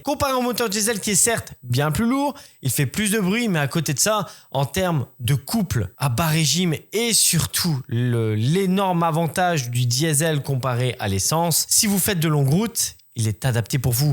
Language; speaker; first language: French; native; French